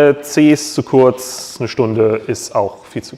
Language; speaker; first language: German; native; German